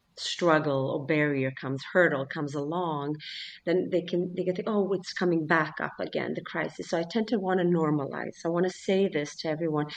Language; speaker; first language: English; early bilingual, other home language; Swedish